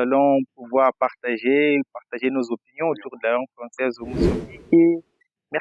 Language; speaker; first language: French; non-native, fluent; Portuguese